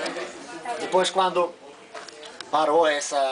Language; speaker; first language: Portuguese; non-native, learner; Russian